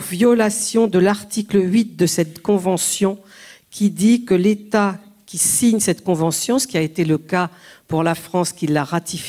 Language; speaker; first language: French; native; French